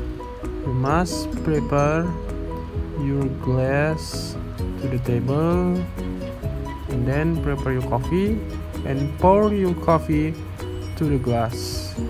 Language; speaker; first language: English; non-native, learner; Indonesian